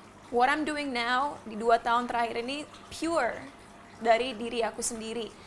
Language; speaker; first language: Indonesian; early bilingual, heritage; Indonesian